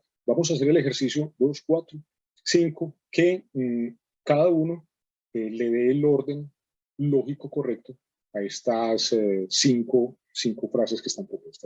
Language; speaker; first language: Spanish; native; Spanish